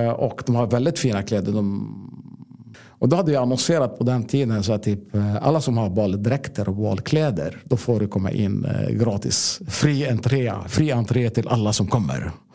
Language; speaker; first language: Swedish; non-native, fluent; Arabic